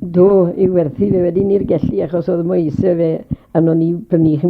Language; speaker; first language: Welsh; native; Welsh